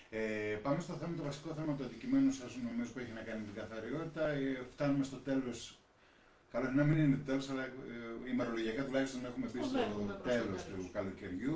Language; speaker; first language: Greek; native; Greek